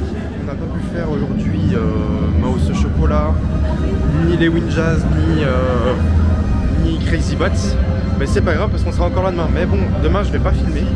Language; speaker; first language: French; native; French